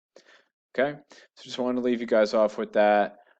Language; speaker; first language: English; native; English